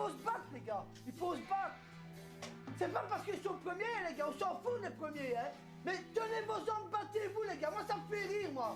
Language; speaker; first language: French; native; French